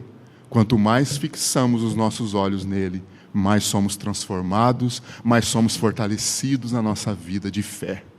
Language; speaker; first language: Portuguese; native; Portuguese